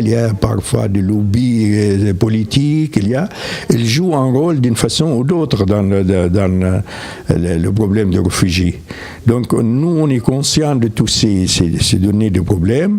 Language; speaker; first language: French; non-native, fluent; Arabic